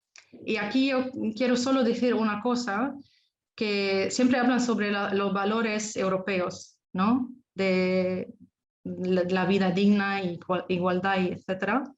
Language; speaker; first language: Spanish; non-native, fluent; Arabic